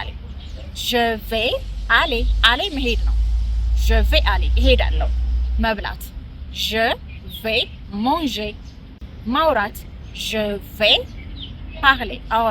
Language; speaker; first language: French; non-native, fluent; Amharic